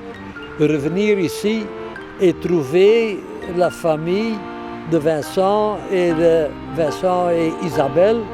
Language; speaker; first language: French; non-native, local second language; Dutch